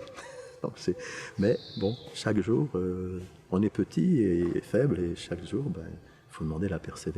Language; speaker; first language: French; native; French